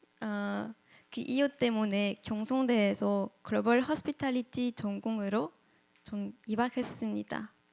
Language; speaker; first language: Korean; non-native, learner; French